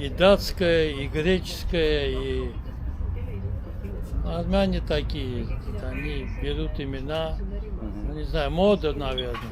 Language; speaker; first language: Russian; non-native, local second language; Armenian